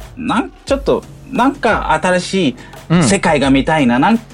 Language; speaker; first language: Japanese; early bilingual, heritage; German